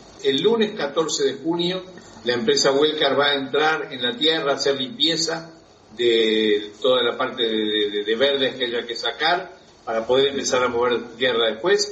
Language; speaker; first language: Spanish; native; Spanish